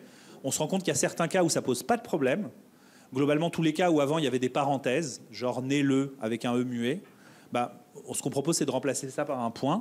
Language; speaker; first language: French; native; French